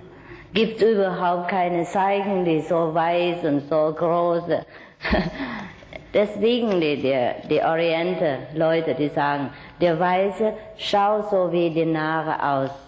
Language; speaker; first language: German; non-native, learner; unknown